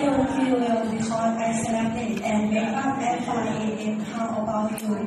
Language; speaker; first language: English; non-native, learner; Thai